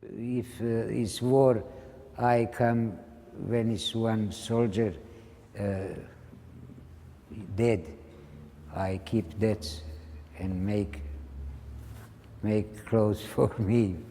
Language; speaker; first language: English; non-native, learner; Ladino